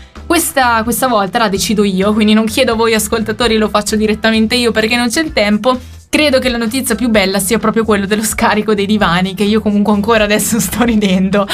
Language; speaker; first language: Italian; native; Italian